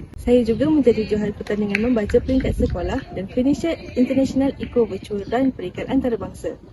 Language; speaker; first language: Malay; native; Malay